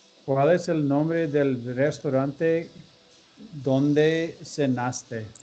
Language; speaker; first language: Spanish; non-native, learner; English